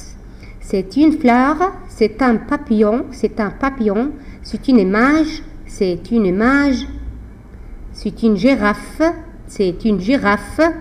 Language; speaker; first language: French; non-native, fluent; Arabic